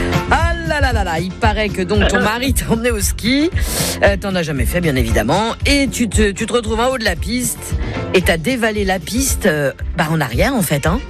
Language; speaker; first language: French; native; French